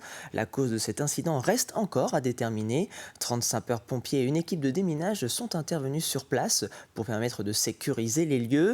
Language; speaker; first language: French; native; French